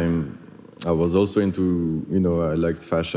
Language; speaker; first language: English; non-native, fluent; French